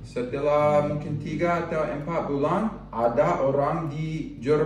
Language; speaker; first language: Indonesian; non-native, learner; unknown